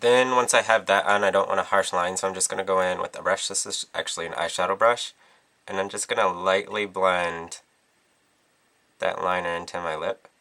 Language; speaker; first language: English; native; English